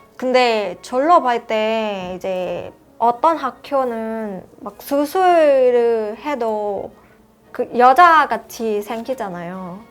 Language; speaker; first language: Korean; non-native, fluent; Thai